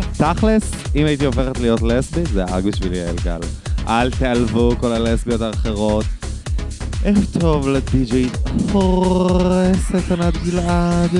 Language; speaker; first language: Hebrew; native; Hebrew